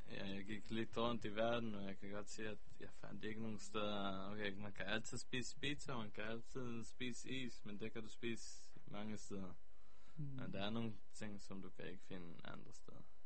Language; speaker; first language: Danish; early bilingual, heritage; Hebrew